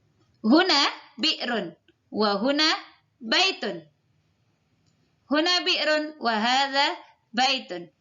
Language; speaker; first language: Arabic; non-native, fluent; Indonesian